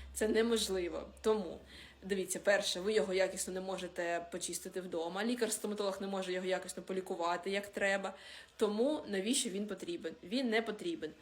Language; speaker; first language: Ukrainian; non-native, local second language; Russian